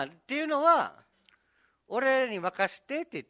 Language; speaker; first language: Japanese; native; Japanese